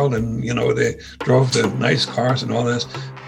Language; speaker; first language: English; non-native, fluent; German